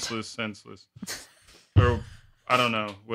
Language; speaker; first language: English; native; English